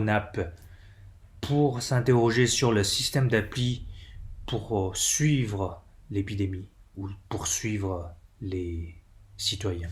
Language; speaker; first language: French; non-native, fluent; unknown